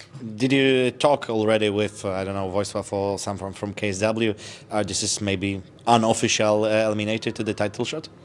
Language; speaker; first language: English; non-native, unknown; Polish